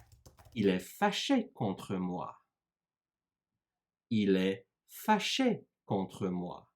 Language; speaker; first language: French; non-native, fluent; Turkish